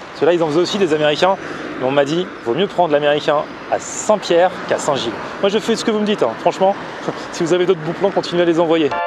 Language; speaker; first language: French; native; French